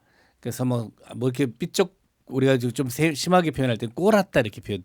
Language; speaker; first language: Korean; native; Korean